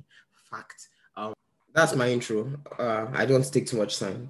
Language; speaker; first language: English; non-native, local second language; Yoruba